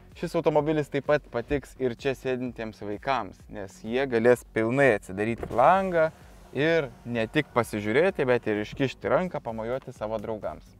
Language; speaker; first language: Lithuanian; native; Lithuanian